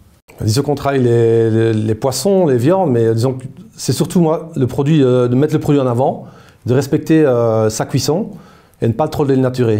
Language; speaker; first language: French; native; French